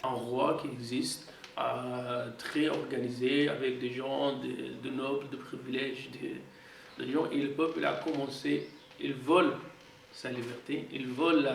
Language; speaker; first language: French; non-native, fluent; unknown